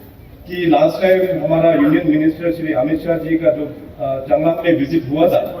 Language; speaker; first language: Hindi; non-native, local second language; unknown